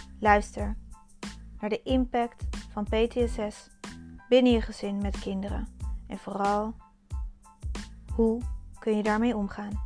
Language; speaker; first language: Dutch; native; Dutch